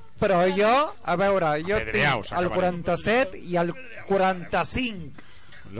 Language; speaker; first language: Catalan; non-native, local second language; Spanish